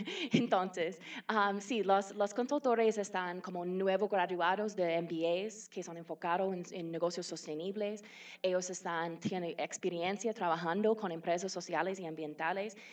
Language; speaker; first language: Spanish; non-native, fluent; English